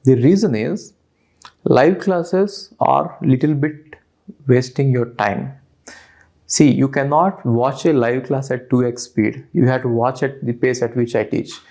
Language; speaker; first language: English; non-native, local second language; Telugu